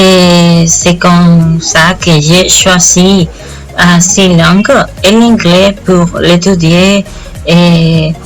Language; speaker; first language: French; non-native, learner; Spanish